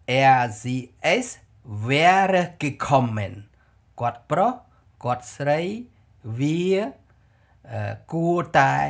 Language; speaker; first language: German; non-native, fluent; Khmer